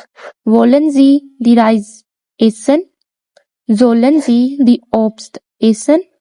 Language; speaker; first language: German; non-native, learner; Urdu